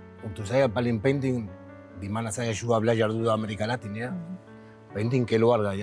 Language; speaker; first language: Indonesian; non-native, learner; Spanish